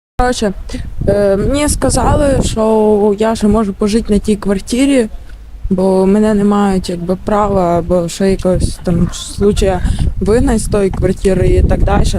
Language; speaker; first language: Ukrainian; native; Ukrainian